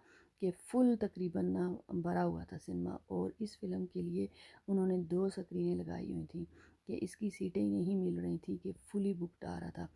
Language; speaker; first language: Urdu; native; Urdu